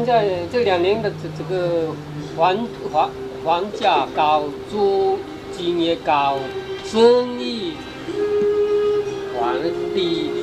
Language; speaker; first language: Chinese; non-native, local second language; Cantonese